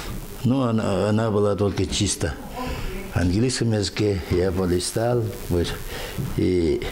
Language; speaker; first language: Russian; non-native, local second language; Tuvinian